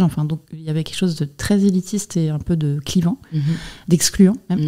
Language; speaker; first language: French; native; French